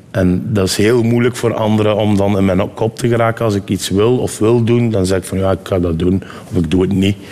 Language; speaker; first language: Dutch; early bilingual, other home language; Turkish